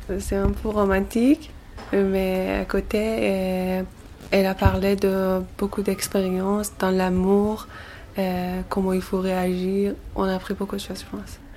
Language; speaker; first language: French; non-native, learner; Persian